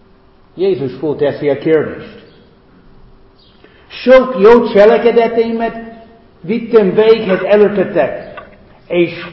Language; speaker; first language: Hungarian; non-native, fluent; English